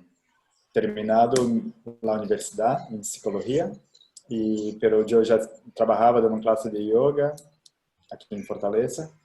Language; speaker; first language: Spanish; non-native, fluent; Portuguese